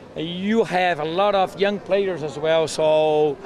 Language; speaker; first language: English; non-native, fluent; Portuguese